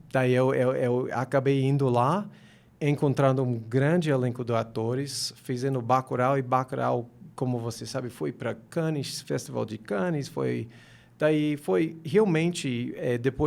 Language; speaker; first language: Portuguese; non-native, fluent; English